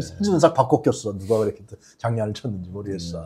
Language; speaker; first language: Korean; native; Korean